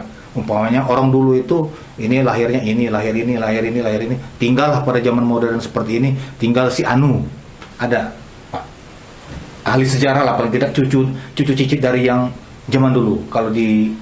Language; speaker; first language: Malay; native; Malay